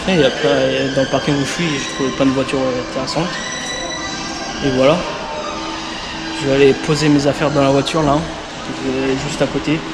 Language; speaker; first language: French; native; French